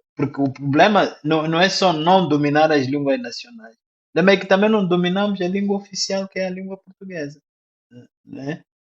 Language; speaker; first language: Portuguese; non-native, local second language; Tsonga